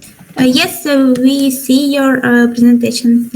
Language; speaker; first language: English; non-native, learner; Ukrainian